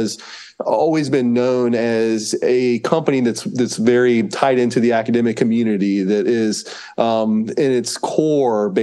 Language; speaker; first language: English; native; English